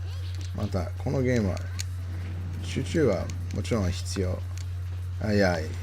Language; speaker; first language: Japanese; non-native, learner; English